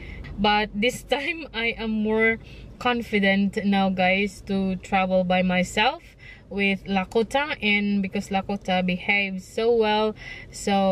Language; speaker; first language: English; non-native, local second language; Filipino